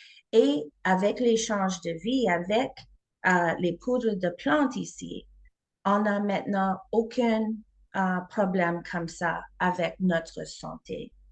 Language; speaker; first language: French; non-native, learner; English